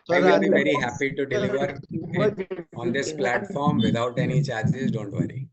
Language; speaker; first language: English; non-native, local second language; Gujarati